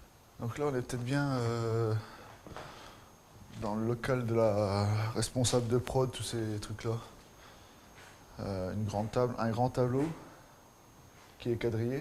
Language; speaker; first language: French; native; French